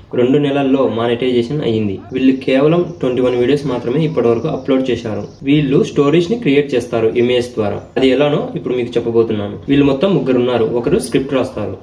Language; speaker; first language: Telugu; native; Telugu